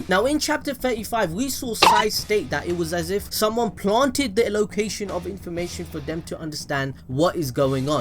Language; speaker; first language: English; native; English